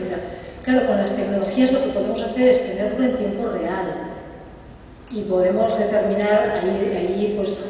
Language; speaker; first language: Spanish; native; Spanish